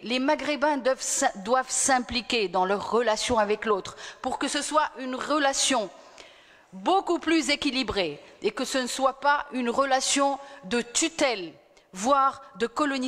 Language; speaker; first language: French; non-native, local second language; Arabic